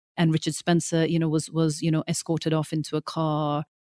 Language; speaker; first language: English; early bilingual, other home language; Norwegian